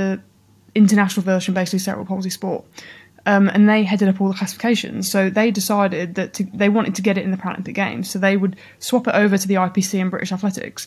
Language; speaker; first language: English; native; English